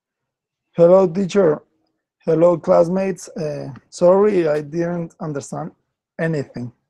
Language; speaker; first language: English; non-native, learner; Spanish